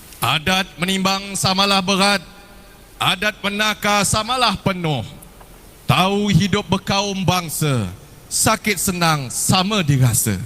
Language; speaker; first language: Malay; native; Malay